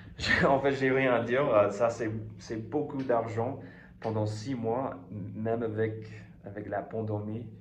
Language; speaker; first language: French; non-native, fluent; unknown